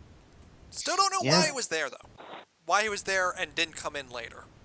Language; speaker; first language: English; native; English